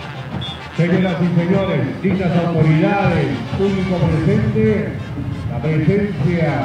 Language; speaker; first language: Spanish; native; Spanish